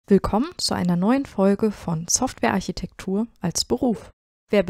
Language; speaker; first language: German; native; German